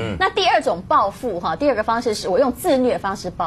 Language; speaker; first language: Chinese; native; Chinese